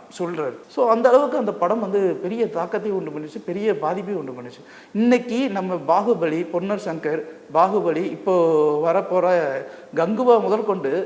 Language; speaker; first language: Tamil; native; Tamil